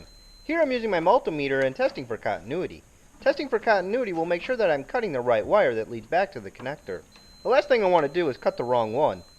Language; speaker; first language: English; native; English